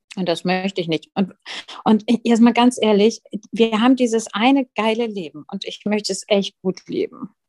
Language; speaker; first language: German; early bilingual, other home language; Russian